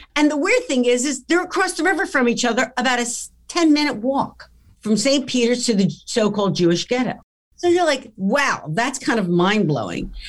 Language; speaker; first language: English; early bilingual, other home language; Italian